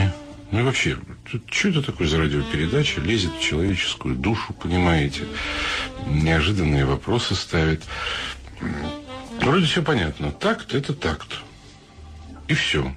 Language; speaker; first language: Russian; native; Russian